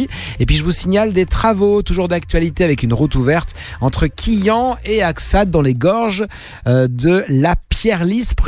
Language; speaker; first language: French; native; French